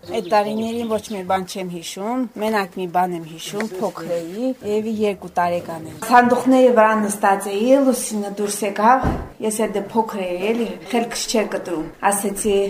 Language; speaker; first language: Armenian; native; Armenian